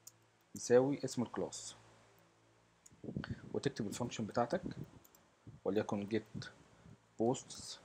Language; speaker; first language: Arabic; native; Arabic